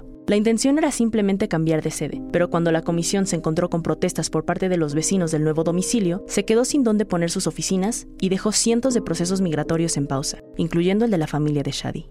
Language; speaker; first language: Spanish; native; Spanish